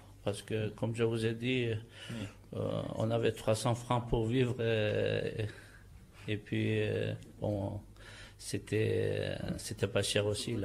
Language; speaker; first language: French; non-native, fluent; Turkish